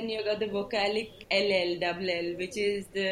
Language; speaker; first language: English; non-native, local second language; Tulu